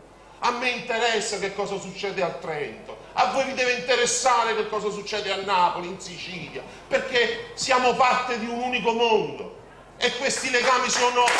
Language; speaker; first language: Italian; native; Italian